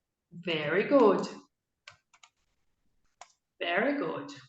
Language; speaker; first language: English; non-native, fluent; Portuguese